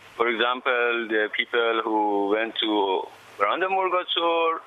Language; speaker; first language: English; non-native, learner; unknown